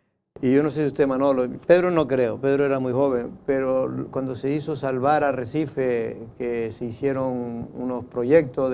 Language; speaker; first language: Spanish; native; Spanish